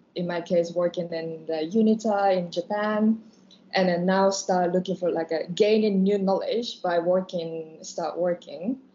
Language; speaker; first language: English; non-native, fluent; Japanese